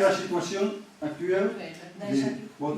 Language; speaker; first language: French; non-native, learner; Catalan